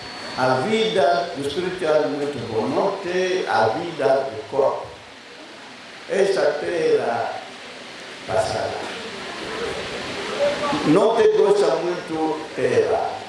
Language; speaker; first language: Portuguese; non-native, learner; Lingala